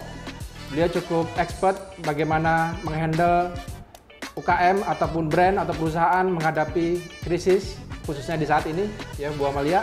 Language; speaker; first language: Indonesian; native; Indonesian